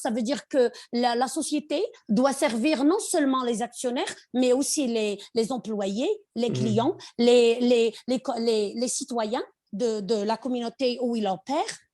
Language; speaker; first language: French; non-native, local second language; Arabic